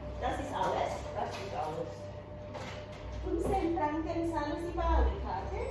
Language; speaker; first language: German; non-native, learner; Thai